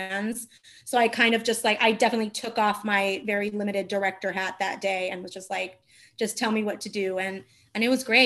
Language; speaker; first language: English; non-native, fluent; Italian